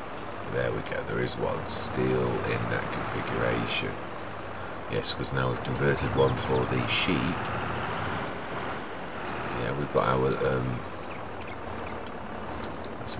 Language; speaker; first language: English; native; English